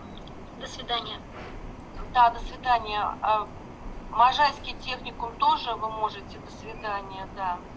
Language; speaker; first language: Russian; native; Russian